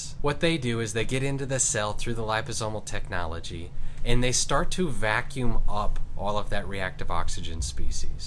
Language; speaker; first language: English; native; English